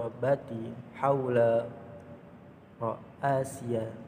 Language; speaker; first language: Arabic; non-native, learner; Indonesian